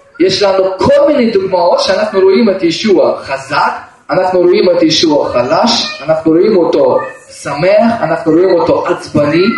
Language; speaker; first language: Hebrew; non-native, fluent; Russian